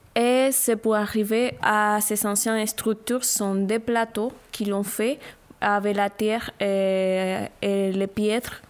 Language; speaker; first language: French; non-native, learner; Spanish